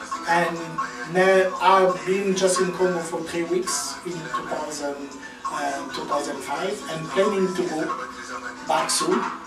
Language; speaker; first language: English; non-native, fluent; Lingala